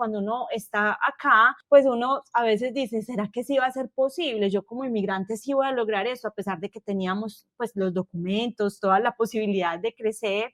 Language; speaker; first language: Spanish; native; Spanish